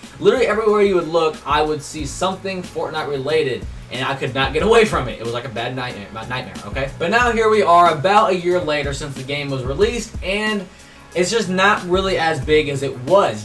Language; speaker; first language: English; native; English